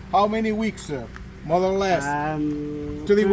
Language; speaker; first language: English; non-native, learner; Italian